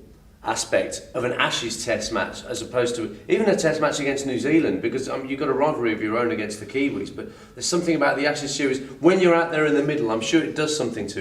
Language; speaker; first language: English; native; English